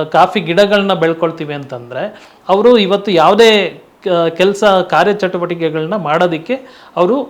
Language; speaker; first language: Kannada; non-native, local second language; Tulu